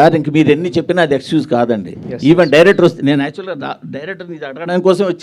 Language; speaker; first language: Telugu; native; Telugu